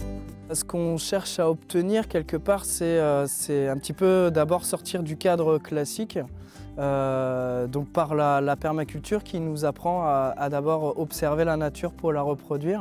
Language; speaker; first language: French; native; French